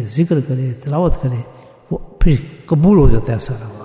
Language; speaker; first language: Urdu; native; Urdu